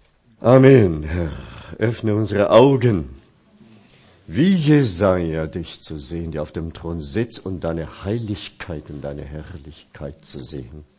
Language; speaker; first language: German; non-native, fluent; Chinese